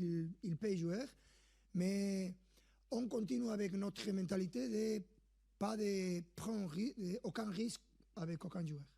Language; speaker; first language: French; non-native, fluent; Spanish